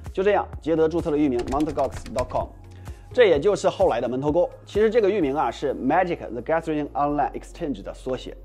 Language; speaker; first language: Chinese; native; Chinese